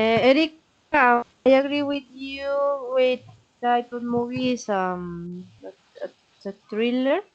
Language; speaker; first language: English; non-native, learner; Spanish